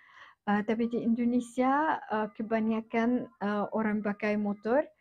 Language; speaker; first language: Indonesian; non-native, fluent; Arabic